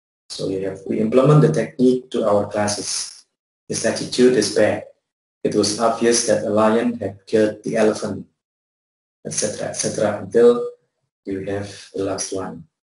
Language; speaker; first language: English; non-native, fluent; Indonesian